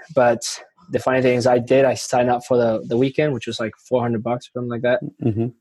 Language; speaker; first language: English; non-native, fluent; Spanish